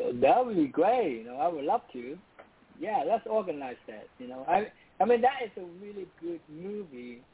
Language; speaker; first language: English; non-native, local second language; Cantonese